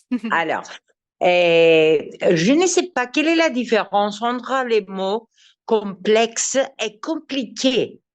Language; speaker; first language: French; non-native, learner; Greek